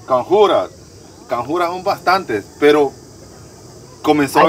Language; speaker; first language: Spanish; native; Spanish